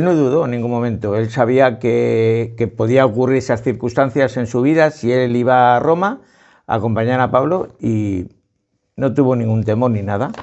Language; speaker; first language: Spanish; native; Spanish